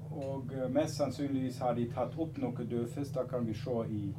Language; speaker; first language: Norwegian; non-native, fluent; German